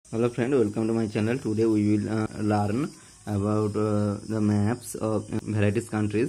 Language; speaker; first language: English; non-native, local second language; Hindi